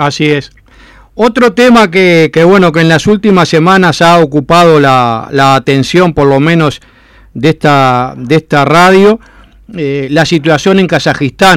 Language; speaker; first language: Spanish; native; Spanish